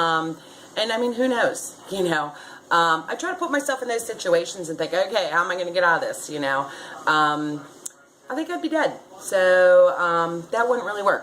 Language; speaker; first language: English; native; English